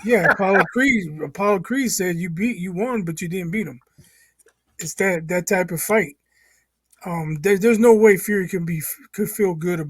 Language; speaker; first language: English; native; English